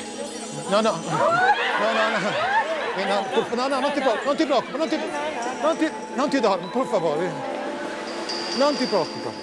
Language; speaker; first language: Spanish; non-native, learner; Italian